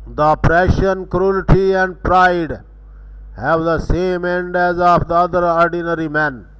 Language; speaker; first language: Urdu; non-native, local second language; Punjabi